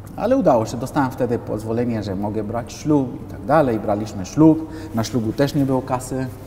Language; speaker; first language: Polish; non-native, fluent; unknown